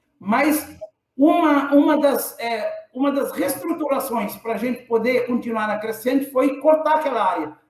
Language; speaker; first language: Portuguese; non-native, local second language; Kabuverdianu